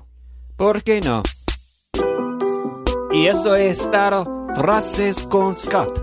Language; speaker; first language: Spanish; non-native, learner; English